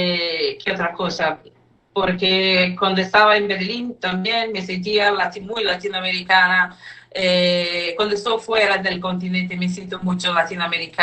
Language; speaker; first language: Spanish; non-native, fluent; Portuguese